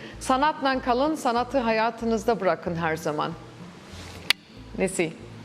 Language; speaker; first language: Turkish; early bilingual, heritage; Turkish